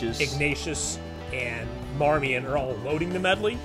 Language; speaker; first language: English; native; English